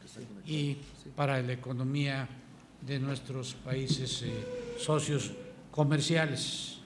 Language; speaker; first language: Spanish; native; Spanish